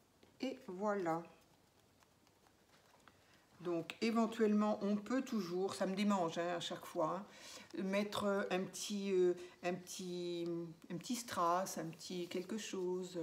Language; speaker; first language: French; native; French